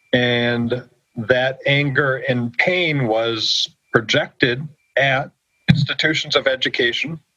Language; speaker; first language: English; native; English